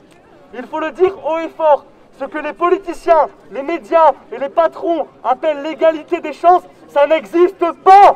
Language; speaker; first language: French; native; French